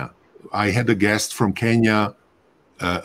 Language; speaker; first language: English; non-native, fluent; Hungarian